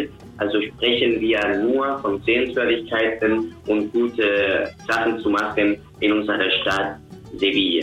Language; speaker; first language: German; non-native, fluent; Spanish